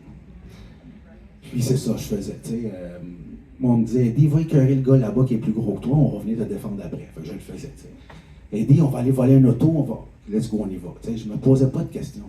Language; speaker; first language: French; native; French